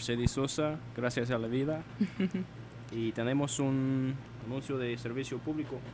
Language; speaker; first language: Spanish; non-native, learner; English